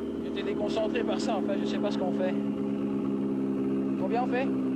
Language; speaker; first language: French; native; French